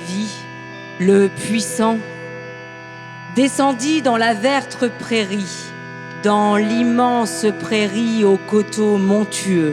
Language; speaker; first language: French; native; French